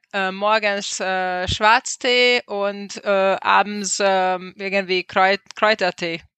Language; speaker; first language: German; non-native, fluent; Hungarian